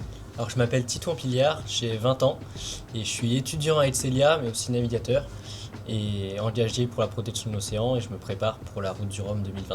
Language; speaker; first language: French; native; French